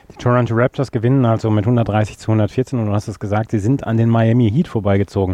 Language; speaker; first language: German; native; German